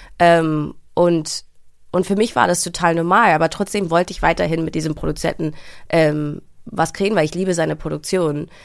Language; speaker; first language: German; early bilingual, heritage; English